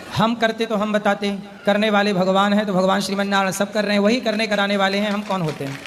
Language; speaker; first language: Hindi; native; Hindi